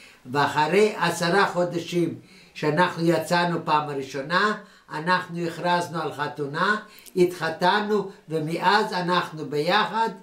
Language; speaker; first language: Hebrew; non-native, fluent; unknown